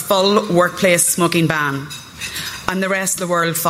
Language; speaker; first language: English; native; English